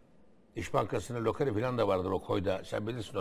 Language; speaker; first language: Turkish; native; Turkish